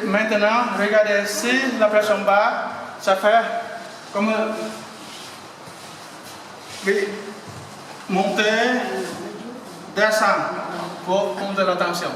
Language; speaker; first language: French; non-native, learner; Vietnamese